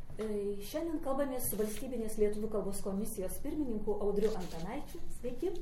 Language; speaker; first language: Lithuanian; native; Lithuanian